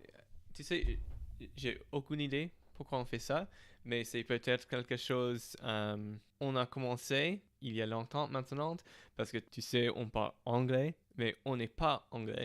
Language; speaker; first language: French; non-native, fluent; English